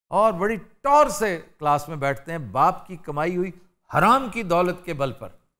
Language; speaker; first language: Urdu; non-native, local second language; Punjabi